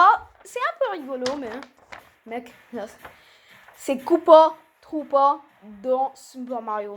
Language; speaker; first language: French; native; French